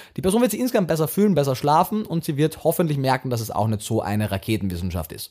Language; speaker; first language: German; native; German